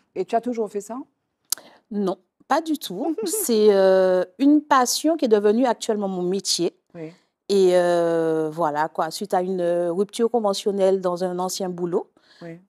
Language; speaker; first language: French; native; French